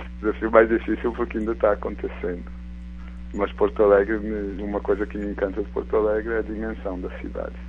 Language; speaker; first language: Portuguese; native; Portuguese